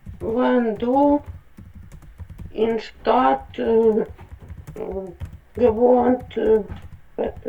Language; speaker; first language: German; non-native, learner; Ukrainian